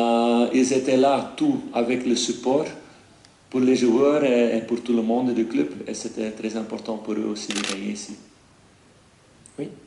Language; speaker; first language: French; non-native, fluent; Dutch